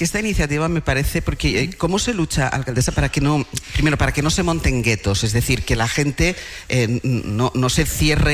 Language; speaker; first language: Spanish; native; Spanish